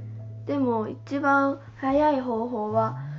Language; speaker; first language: Japanese; non-native, fluent; Chinese